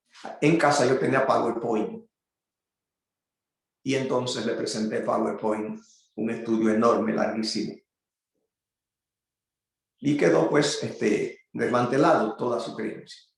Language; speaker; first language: Spanish; native; Spanish